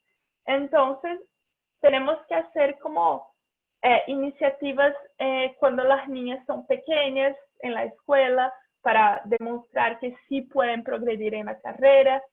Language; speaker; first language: Spanish; non-native, fluent; Portuguese